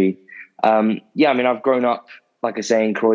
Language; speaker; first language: English; native; English